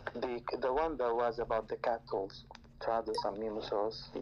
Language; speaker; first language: English; non-native, fluent; Arabic